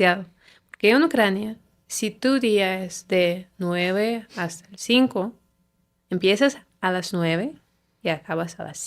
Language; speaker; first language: Spanish; non-native, fluent; Ukrainian